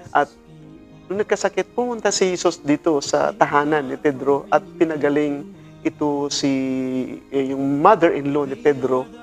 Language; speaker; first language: Filipino; non-native, local second language; Cebuano